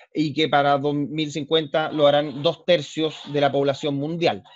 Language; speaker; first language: Spanish; native; Spanish